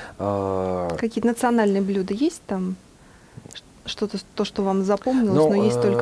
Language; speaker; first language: Russian; native; Russian